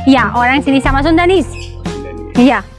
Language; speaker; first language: Indonesian; non-native, learner; Serbian